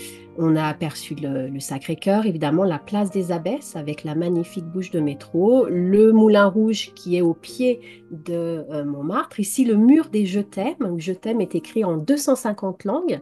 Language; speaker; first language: French; native; French